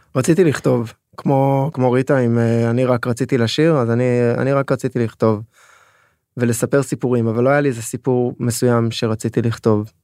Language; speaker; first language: Hebrew; early bilingual, other home language; French